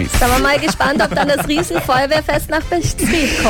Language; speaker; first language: German; native; German